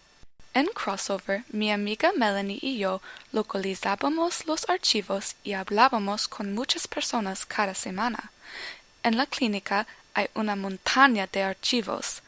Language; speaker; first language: Spanish; non-native, learner; English